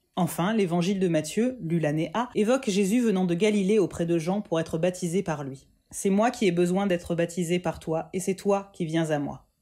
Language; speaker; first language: French; native; French